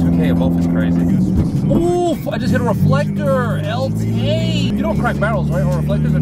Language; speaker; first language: English; native; English